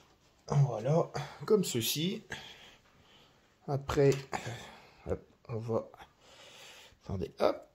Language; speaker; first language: French; native; French